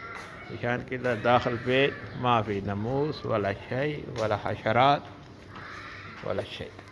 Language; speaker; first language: Arabic; non-native, learner; Urdu